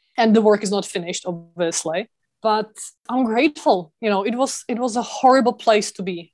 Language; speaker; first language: English; non-native, fluent; Czech